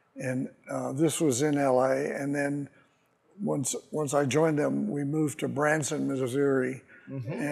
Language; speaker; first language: English; native; English